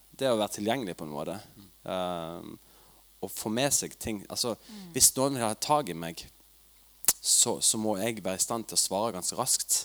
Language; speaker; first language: Norwegian; native; Norwegian